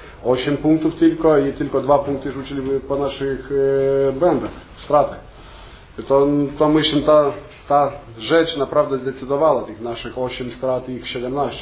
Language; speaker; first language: Polish; non-native, fluent; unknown